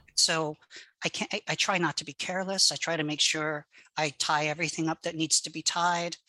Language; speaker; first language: English; early bilingual, other home language; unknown